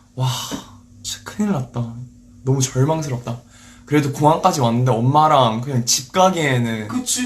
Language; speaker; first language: Korean; early bilingual, heritage; Korean